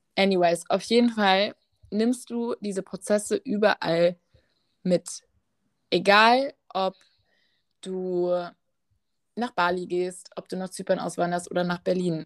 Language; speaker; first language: German; native; German